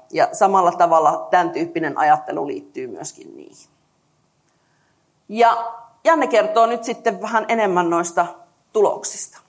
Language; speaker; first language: Finnish; native; Finnish